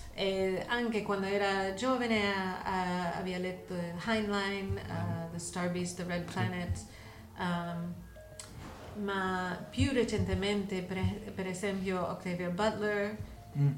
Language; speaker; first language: Italian; non-native, learner; English